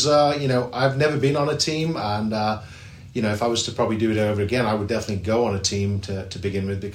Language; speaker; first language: English; native; English